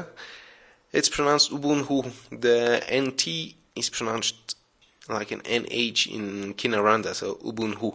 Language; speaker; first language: English; non-native, fluent; French